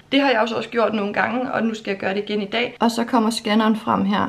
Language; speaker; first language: Danish; native; Danish